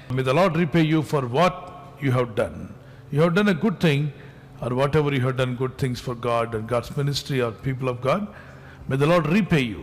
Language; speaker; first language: English; non-native, local second language; Telugu